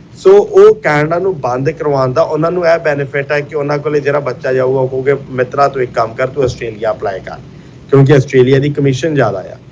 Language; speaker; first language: Punjabi; early bilingual, heritage; Punjabi